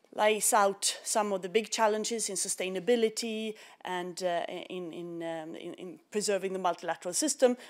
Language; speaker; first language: English; non-native, fluent; Swedish